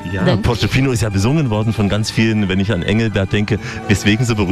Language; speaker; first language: German; native; German